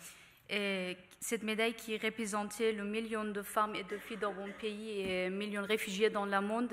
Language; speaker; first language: French; non-native, learner; Persian